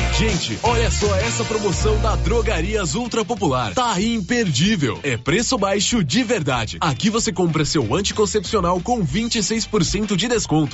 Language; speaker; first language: Portuguese; native; Portuguese